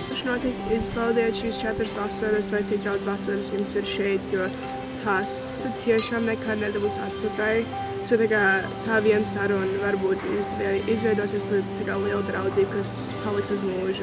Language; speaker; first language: Latvian; early bilingual, heritage; Latvian